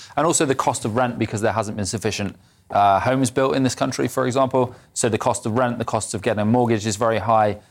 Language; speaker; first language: English; native; English